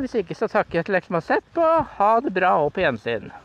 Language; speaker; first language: Norwegian; native; Norwegian